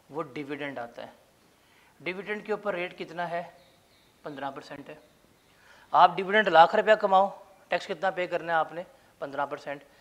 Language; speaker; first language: Urdu; non-native, local second language; Punjabi